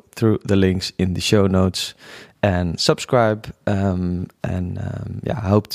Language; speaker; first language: English; non-native, fluent; Dutch